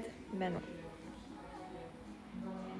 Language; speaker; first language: French; native; French